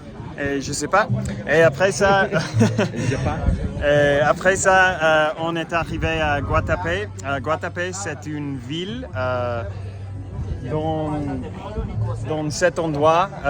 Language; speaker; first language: French; non-native, learner; English